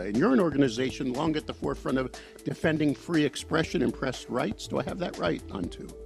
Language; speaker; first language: English; native; English